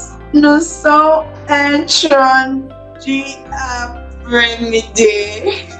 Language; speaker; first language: French; non-native, learner; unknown